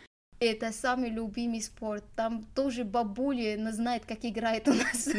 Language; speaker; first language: Russian; non-native, learner; Arabic